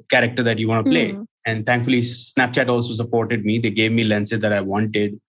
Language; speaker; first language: English; non-native, local second language; Hindi